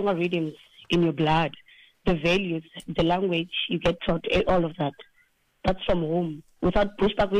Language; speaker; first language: English; non-native, local second language; Tsonga